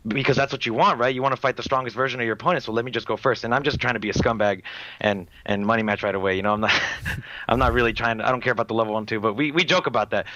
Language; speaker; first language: English; native; English